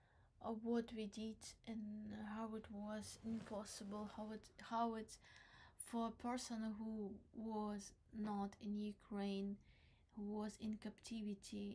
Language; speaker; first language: English; non-native, learner; Crimean Tatar